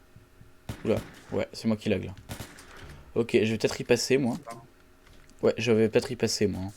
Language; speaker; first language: French; native; French